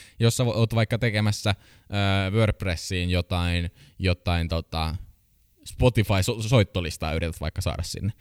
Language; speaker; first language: Finnish; native; Finnish